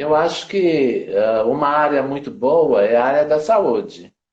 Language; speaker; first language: Portuguese; non-native, fluent; Romanian